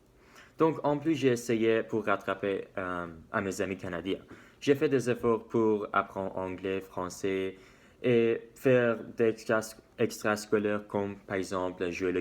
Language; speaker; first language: French; non-native, learner; Persian